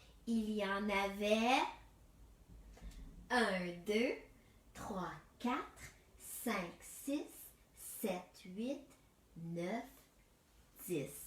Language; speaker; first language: French; native; French